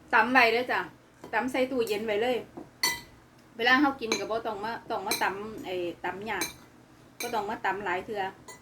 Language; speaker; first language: Thai; native; Thai